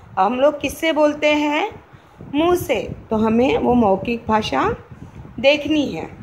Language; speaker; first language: Hindi; native; Hindi